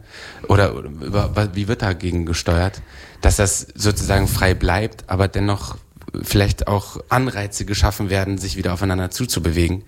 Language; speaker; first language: German; native; German